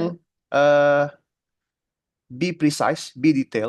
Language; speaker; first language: English; non-native, learner; Indonesian